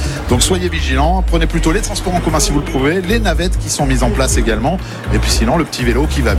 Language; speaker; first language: French; native; French